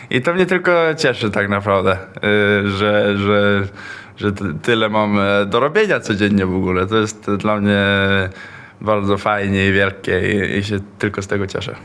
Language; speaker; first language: Polish; early bilingual, heritage; Polish